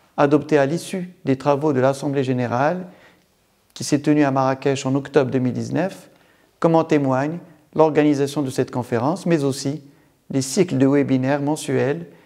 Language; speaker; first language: French; non-native, local second language; Arabic